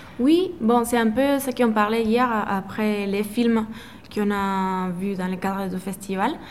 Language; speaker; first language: French; non-native, fluent; Spanish